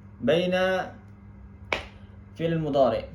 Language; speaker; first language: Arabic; non-native, fluent; Indonesian